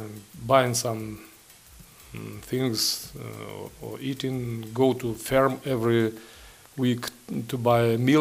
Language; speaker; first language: English; non-native, learner; Ukrainian